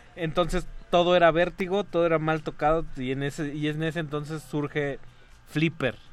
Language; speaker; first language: Spanish; native; Spanish